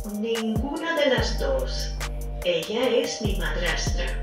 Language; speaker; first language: Spanish; non-native, fluent; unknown